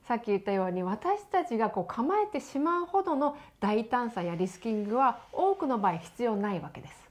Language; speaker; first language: Japanese; native; Japanese